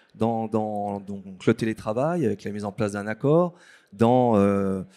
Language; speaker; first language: French; native; French